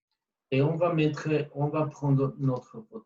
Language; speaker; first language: French; non-native, fluent; Spanish